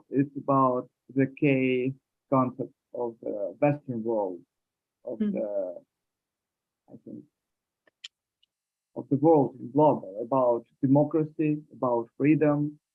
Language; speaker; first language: English; non-native, learner; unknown